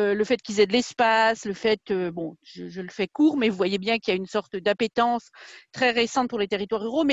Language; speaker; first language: French; native; French